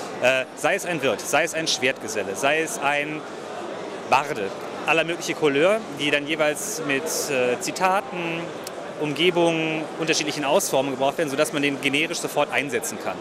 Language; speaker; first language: German; native; German